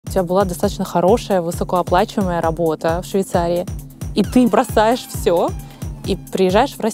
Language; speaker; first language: Russian; native; Russian